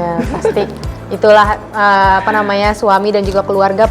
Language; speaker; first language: Indonesian; native; Indonesian